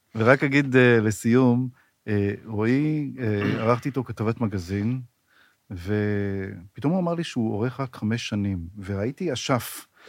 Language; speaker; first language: Hebrew; native; Hebrew